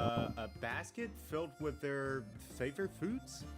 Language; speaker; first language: English; native; English